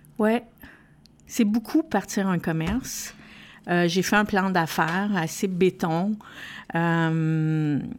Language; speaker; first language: French; native; French